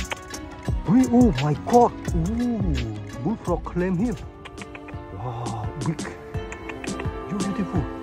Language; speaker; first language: English; non-native, learner; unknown